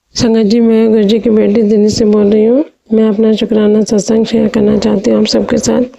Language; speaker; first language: Hindi; native; Hindi